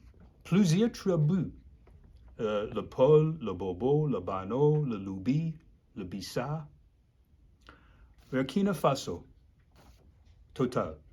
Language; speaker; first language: French; non-native, learner; English